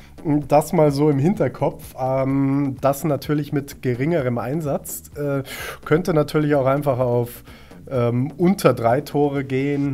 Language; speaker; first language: German; native; German